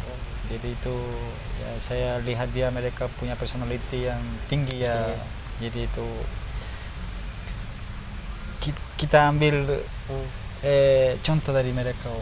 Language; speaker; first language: Indonesian; non-native, learner; Spanish